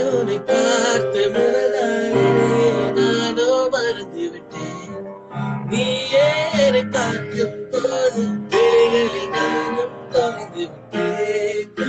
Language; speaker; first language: Tamil; early bilingual, heritage; Tamil